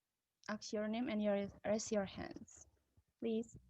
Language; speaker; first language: English; non-native, learner; Indonesian